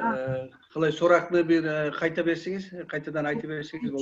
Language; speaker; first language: Kyrgyz; non-native, learner; Kazakh